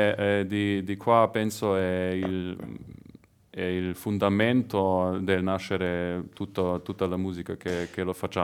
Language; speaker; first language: Italian; non-native, learner; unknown